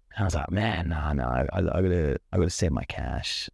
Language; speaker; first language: English; non-native, local second language; Sinhala